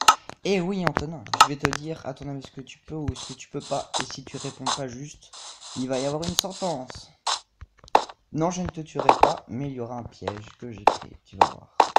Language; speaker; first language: French; native; French